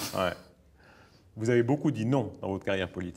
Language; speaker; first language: French; native; French